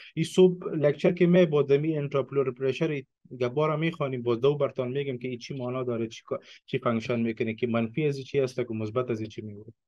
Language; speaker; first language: English; non-native, fluent; Persian